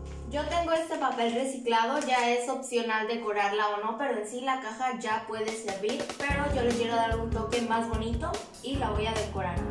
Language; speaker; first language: Spanish; native; Spanish